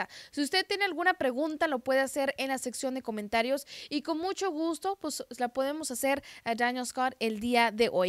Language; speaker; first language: Spanish; native; Spanish